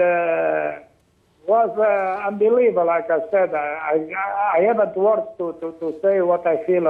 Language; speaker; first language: English; non-native, fluent; Portuguese